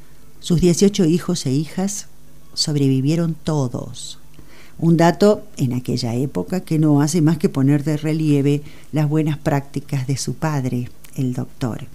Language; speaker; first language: Spanish; native; Spanish